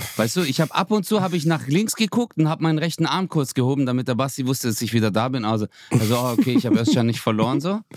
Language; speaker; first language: German; early bilingual, other home language; Turkish